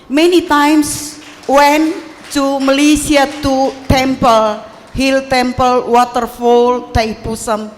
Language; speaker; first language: English; non-native, learner; Indonesian